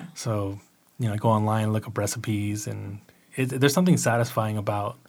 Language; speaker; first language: English; early bilingual, other home language; Spanish